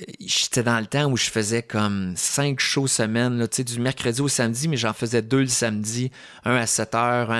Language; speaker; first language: French; native; French